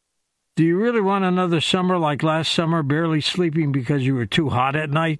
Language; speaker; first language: English; native; English